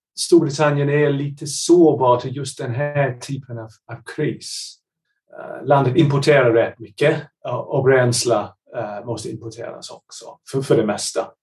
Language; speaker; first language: Swedish; non-native, fluent; English